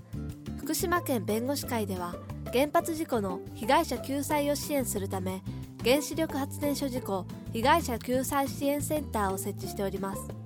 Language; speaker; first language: Japanese; native; Japanese